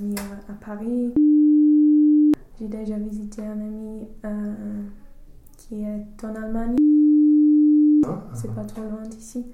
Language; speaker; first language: French; non-native, fluent; English